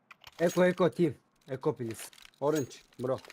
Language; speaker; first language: English; non-native, learner; Turkish